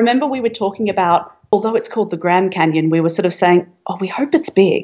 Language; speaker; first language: English; native; English